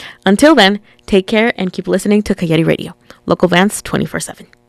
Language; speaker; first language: English; early bilingual, other home language; Spanish